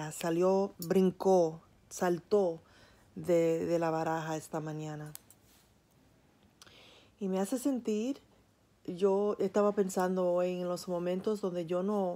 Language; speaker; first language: Spanish; early bilingual, heritage; Spanish